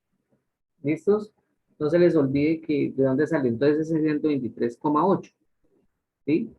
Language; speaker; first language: Spanish; native; Spanish